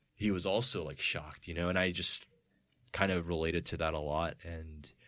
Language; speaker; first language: English; early bilingual, other home language; Spanish